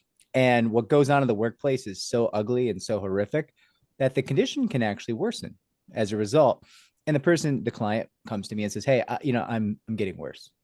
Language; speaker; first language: English; native; English